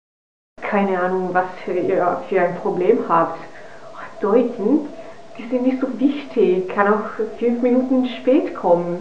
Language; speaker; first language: German; non-native, learner; Italian